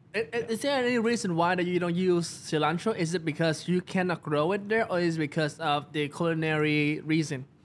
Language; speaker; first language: English; non-native, fluent; Vietnamese